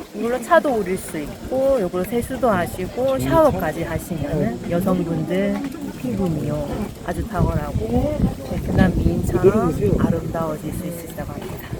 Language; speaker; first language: Korean; non-native, fluent; Vietnamese